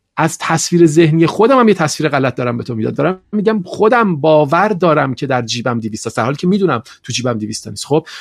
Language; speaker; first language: Persian; non-native, local second language; Kurdish